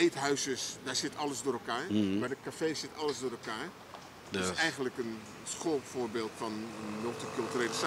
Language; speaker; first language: Dutch; native; Dutch